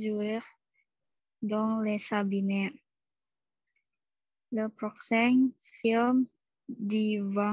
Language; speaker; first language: French; non-native, learner; Indonesian